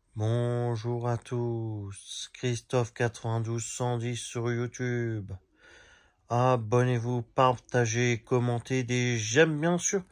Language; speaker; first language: French; native; French